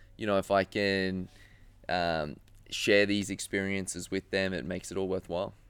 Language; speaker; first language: English; native; English